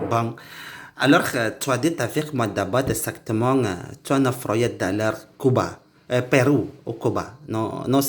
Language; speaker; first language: French; non-native, learner; Indonesian